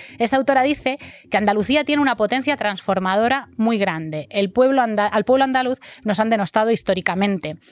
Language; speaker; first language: Spanish; native; Spanish